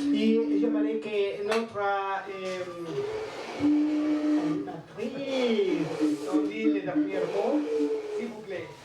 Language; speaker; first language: French; non-native, learner; Spanish